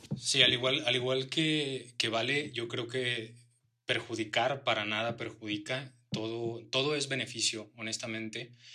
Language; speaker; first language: Spanish; native; Spanish